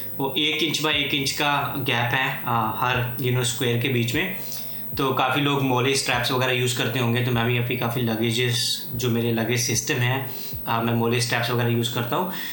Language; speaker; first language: Hindi; native; Hindi